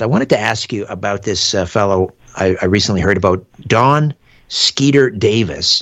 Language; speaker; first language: English; native; English